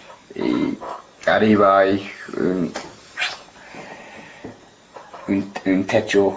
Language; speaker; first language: Spanish; non-native, learner; English